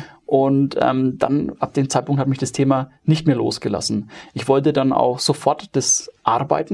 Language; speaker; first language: German; native; German